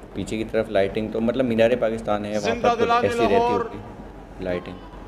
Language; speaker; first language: Hindi; native; Hindi